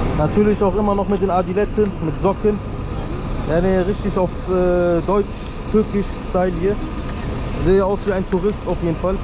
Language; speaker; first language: German; early bilingual, other home language; Turkish